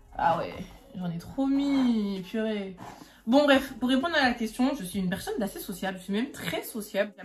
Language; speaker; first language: French; native; French